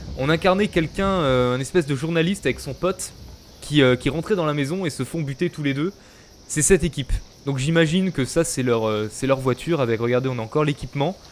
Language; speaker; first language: French; native; French